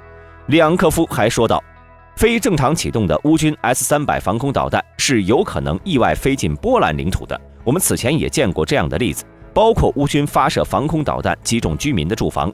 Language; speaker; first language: Chinese; native; Chinese